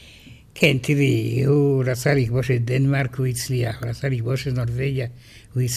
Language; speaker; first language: Hebrew; non-native, fluent; Romanian